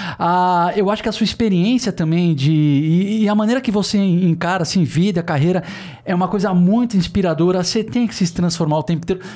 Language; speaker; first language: Portuguese; native; Portuguese